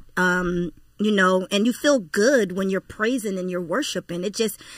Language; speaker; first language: English; native; English